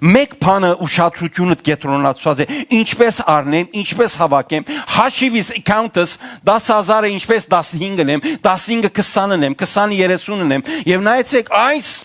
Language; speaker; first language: Armenian; early bilingual, heritage; Armenian